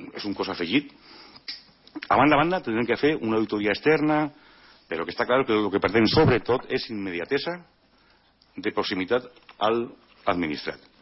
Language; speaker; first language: Catalan; non-native, local second language; Spanish